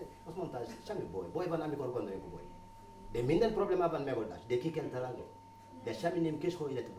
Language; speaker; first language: Hungarian; non-native, fluent; Wolof